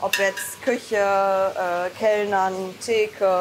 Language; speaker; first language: German; native; German